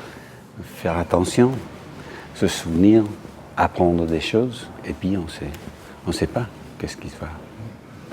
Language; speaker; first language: French; non-native, fluent; English